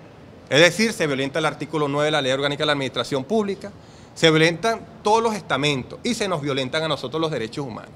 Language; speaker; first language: Spanish; native; Spanish